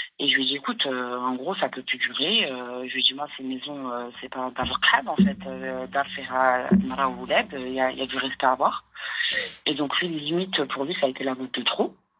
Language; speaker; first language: French; early bilingual, other home language; Arabic